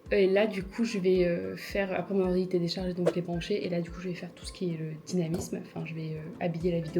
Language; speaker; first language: French; native; French